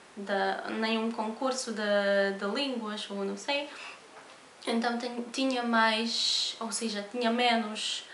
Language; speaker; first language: Portuguese; non-native, fluent; Polish